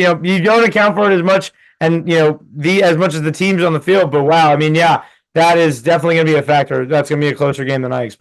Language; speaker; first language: English; native; English